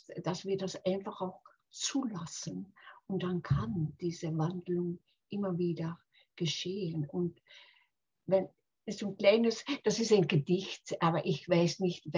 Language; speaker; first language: German; non-native, fluent; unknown